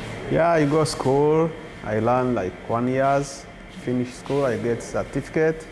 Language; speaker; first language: English; non-native, learner; Kinyarwanda